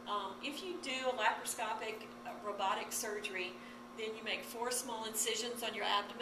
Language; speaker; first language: English; native; English